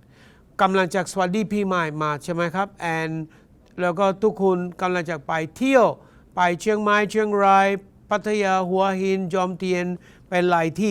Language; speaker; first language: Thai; non-native, learner; English